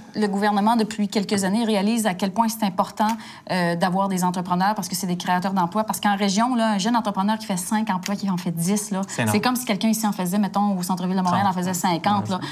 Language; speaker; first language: French; native; French